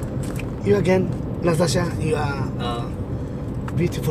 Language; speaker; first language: English; non-native, learner; Indonesian